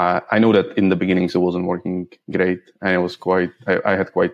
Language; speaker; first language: English; non-native, fluent; Czech